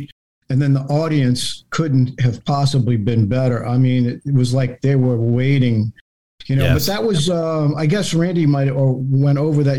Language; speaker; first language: English; native; English